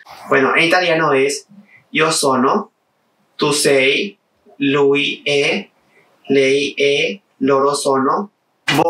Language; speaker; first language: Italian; non-native, learner; Spanish